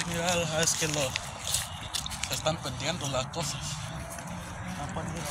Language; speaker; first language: Spanish; early bilingual, heritage; Spanish